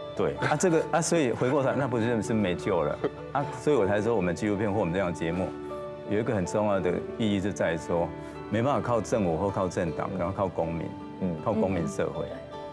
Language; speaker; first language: Chinese; native; Chinese